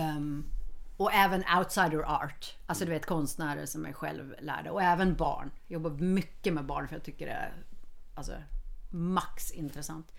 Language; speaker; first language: Swedish; early bilingual, heritage; Swedish